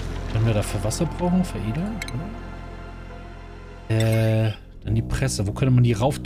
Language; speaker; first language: German; native; German